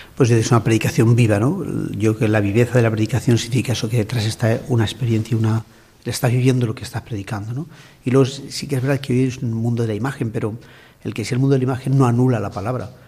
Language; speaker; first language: Spanish; native; Spanish